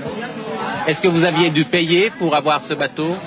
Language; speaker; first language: French; native; French